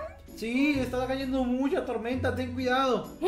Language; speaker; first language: Spanish; native; Spanish